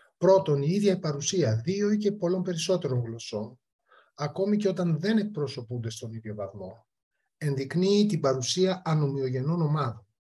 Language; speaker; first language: Greek; native; Greek